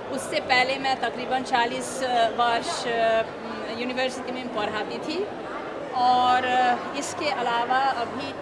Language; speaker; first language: Hindi; non-native, fluent; Hungarian